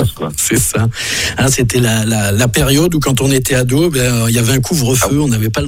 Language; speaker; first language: French; native; French